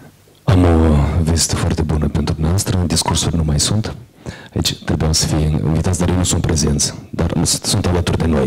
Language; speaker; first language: Romanian; native; Romanian